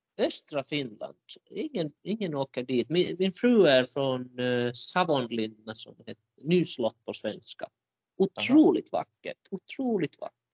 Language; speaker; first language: Swedish; non-native, local second language; Finnish